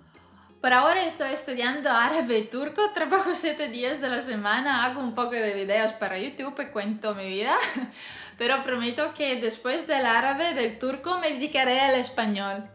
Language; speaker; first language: Spanish; non-native, fluent; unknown